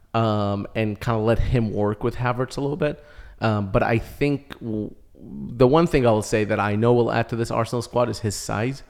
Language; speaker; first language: English; early bilingual, other home language; Arabic